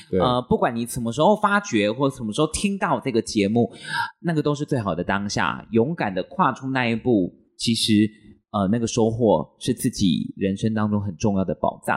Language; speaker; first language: Chinese; native; Chinese